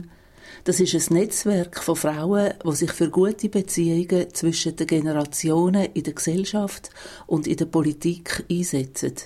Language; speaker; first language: German; native; German